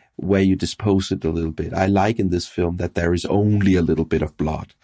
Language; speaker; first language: English; non-native, fluent; Danish